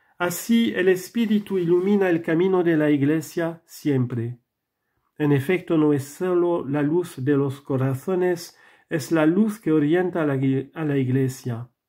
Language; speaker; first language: Spanish; non-native, fluent; French